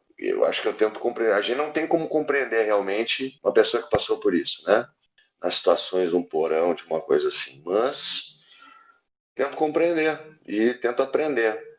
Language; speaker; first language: Portuguese; native; Portuguese